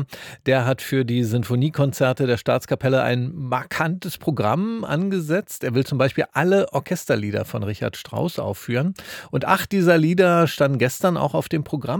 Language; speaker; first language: German; native; German